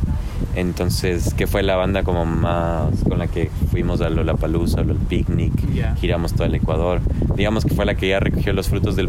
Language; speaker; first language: Spanish; native; Spanish